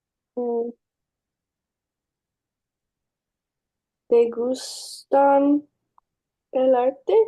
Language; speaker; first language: Spanish; non-native, learner; English